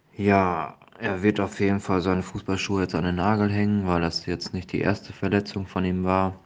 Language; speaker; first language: German; native; German